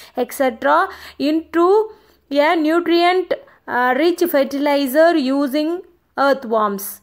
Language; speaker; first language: English; non-native, local second language; Tamil